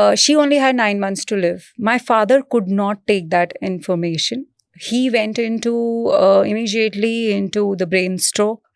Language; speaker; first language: English; non-native, local second language; Punjabi